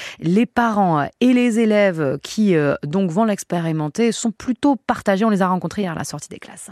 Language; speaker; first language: French; native; French